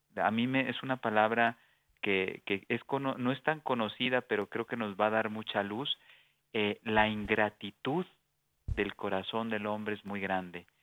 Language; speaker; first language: Spanish; native; Spanish